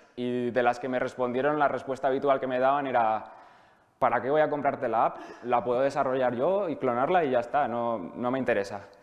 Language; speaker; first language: Spanish; native; Spanish